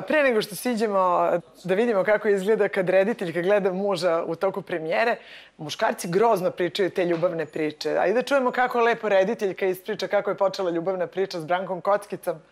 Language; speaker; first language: Serbian; native; Serbian